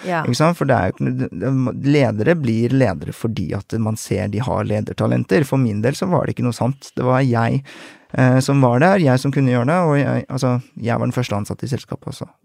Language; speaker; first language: Norwegian; early bilingual, other home language; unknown